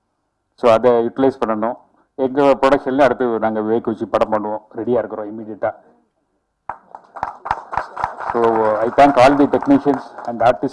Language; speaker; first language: Tamil; non-native, fluent; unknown